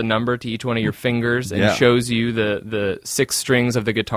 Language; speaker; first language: English; native; English